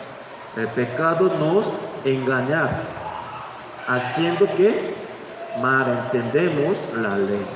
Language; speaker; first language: Spanish; non-native, learner; Korean